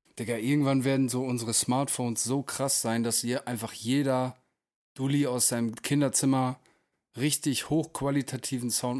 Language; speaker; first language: German; native; German